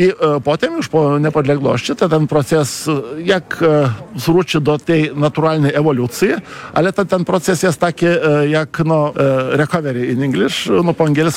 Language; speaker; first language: Polish; non-native, fluent; Lithuanian